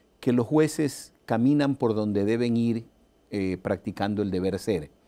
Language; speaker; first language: Spanish; native; Spanish